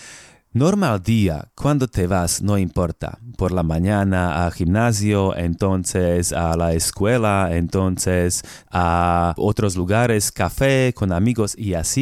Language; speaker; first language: Spanish; non-native, fluent; Slovak